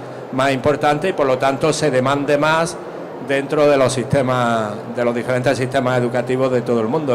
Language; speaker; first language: Spanish; native; Spanish